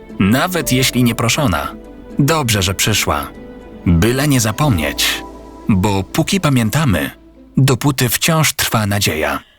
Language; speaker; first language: Polish; native; Polish